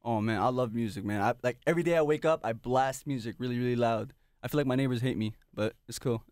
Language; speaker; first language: English; native; English